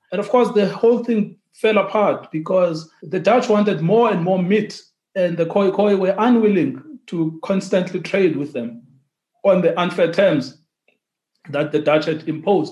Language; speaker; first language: English; non-native, local second language; Xhosa